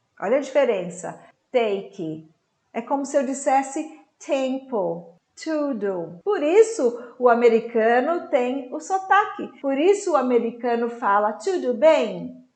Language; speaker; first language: Portuguese; native; Portuguese